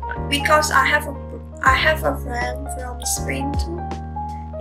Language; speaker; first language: English; non-native, learner; Indonesian